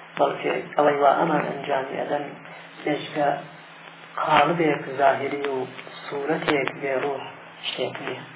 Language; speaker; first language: Central Kurdish; non-native, local second language; Gurani